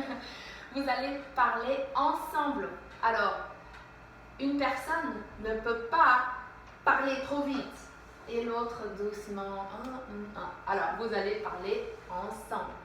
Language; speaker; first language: French; non-native, fluent; English